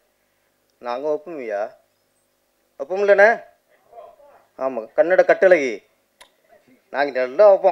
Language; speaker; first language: Tamil; native; Tamil